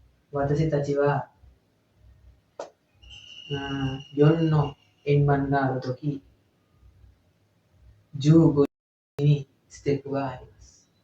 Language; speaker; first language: Japanese; non-native, learner; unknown